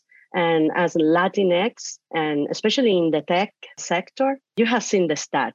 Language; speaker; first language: English; non-native, fluent; Spanish